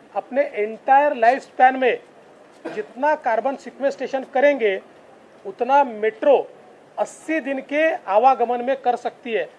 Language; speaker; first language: Hindi; non-native, local second language; Marathi